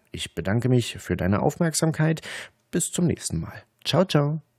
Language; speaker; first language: German; native; German